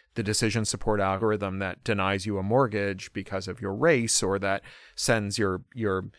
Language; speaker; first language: English; native; English